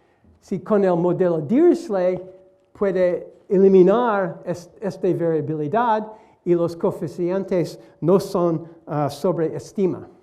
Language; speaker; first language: Spanish; non-native, learner; English